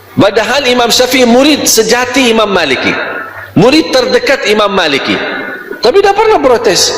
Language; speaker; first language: Malay; non-native, fluent; Arabic